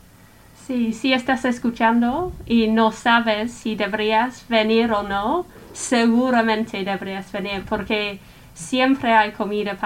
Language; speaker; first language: Spanish; non-native, fluent; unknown